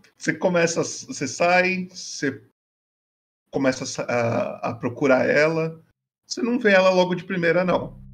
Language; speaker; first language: Portuguese; native; Portuguese